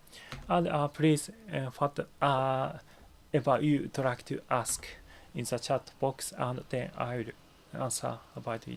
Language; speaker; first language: English; non-native, learner; Japanese